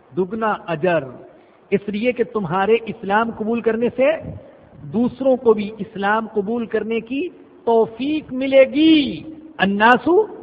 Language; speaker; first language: Urdu; non-native, local second language; Punjabi